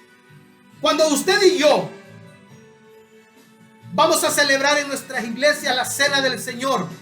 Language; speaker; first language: Spanish; native; Spanish